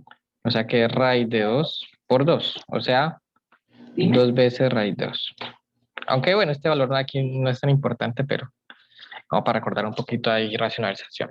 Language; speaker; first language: Spanish; native; Spanish